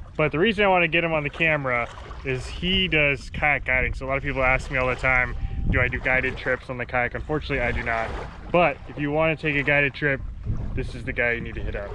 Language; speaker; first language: English; native; English